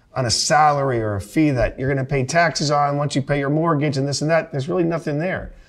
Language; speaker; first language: English; native; English